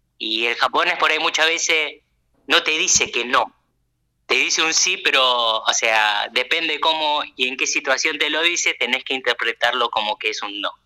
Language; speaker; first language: Spanish; early bilingual, other home language; Japanese